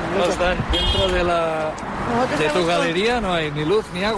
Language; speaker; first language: Spanish; native; Spanish